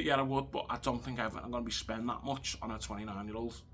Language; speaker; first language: English; native; English